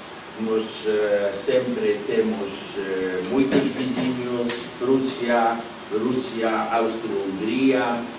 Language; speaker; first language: Portuguese; non-native, fluent; Polish